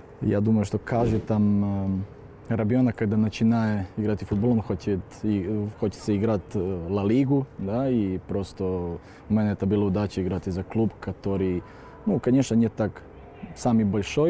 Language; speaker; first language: Russian; non-native, learner; Serbian